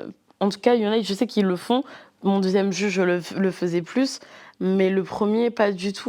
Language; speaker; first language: French; native; French